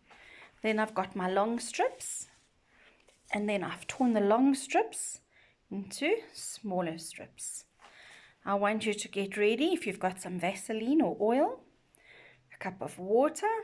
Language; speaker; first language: English; native; English